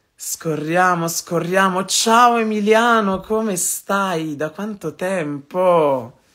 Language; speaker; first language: Italian; native; Italian